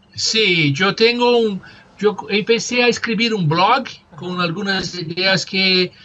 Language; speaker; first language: Spanish; non-native, fluent; Portuguese